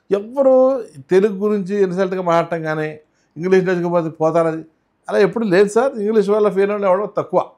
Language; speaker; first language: Telugu; native; Telugu